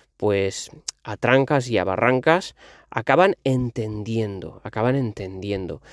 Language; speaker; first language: Spanish; non-native, local second language; Catalan